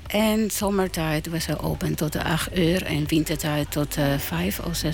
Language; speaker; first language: Dutch; non-native, learner; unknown